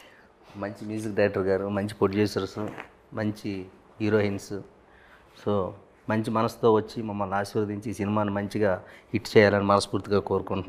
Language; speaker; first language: Telugu; native; Telugu